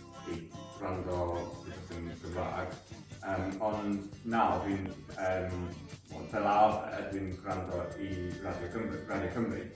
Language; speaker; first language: Welsh; non-native, learner; English